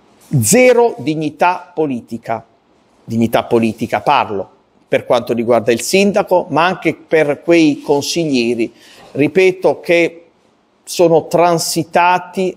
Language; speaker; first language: Italian; native; Italian